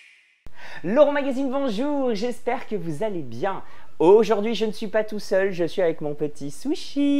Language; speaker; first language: French; native; French